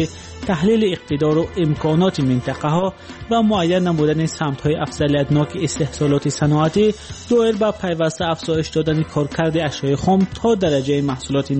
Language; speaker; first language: Persian; native; Persian